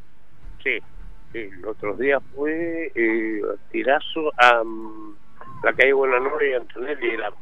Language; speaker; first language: Spanish; native; Spanish